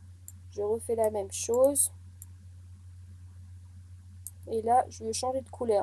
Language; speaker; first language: French; native; French